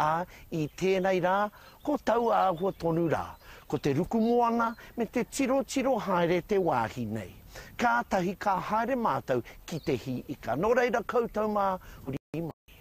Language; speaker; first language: Māori; non-native, local second language; English